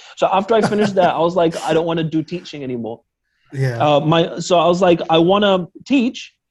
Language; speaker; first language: English; native; English